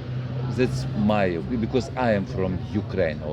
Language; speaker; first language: English; non-native, learner; Russian